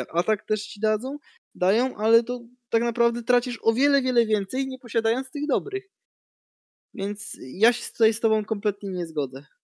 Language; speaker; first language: Polish; native; Polish